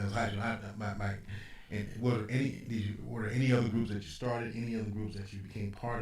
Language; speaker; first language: English; native; English